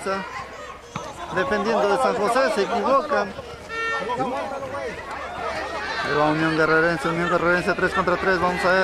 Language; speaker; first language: Spanish; native; Spanish